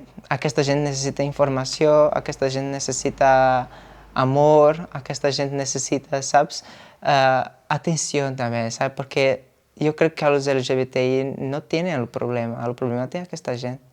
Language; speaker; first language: Catalan; non-native, fluent; Portuguese